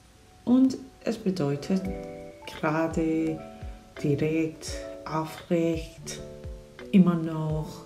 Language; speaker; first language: German; non-native, fluent; Korean